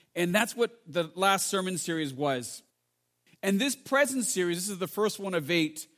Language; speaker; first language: English; native; English